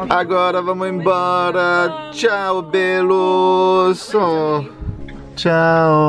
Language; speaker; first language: Portuguese; non-native, fluent; French